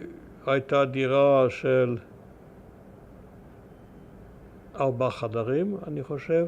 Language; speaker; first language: Hebrew; early bilingual, other home language; German